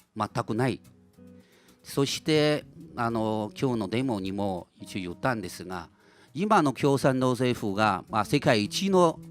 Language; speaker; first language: Japanese; non-native, fluent; Chinese